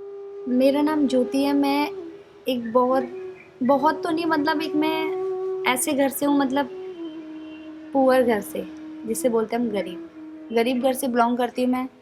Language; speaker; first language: Hindi; native; Hindi